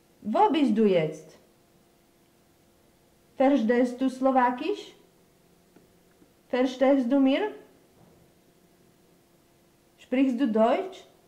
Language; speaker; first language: German; non-native, learner; Slovak